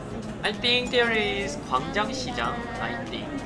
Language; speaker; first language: English; non-native, learner; Korean